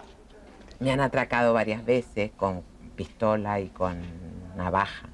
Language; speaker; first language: Spanish; native; Spanish